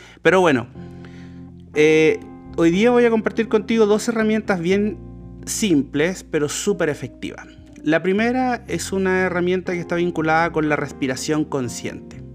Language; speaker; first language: Spanish; native; Spanish